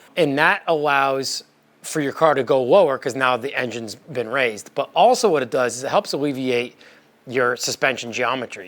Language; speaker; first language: English; native; English